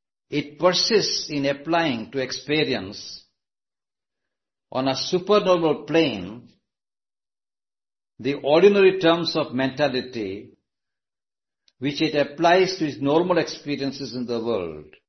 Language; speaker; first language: English; non-native, local second language; Gujarati